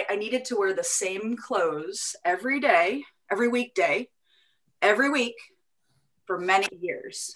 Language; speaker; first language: English; native; English